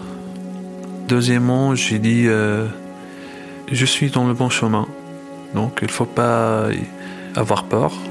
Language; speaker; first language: French; non-native, fluent; Arabic